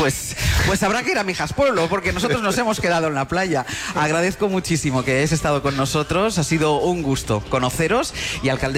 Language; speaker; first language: Spanish; native; Spanish